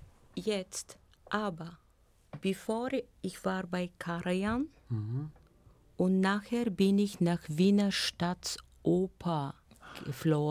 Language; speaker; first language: German; non-native, learner; Bulgarian